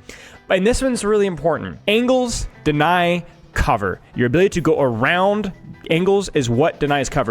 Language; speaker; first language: English; native; English